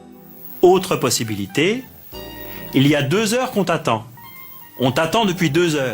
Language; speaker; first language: French; native; French